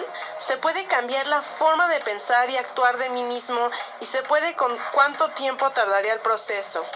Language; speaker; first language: Spanish; native; Spanish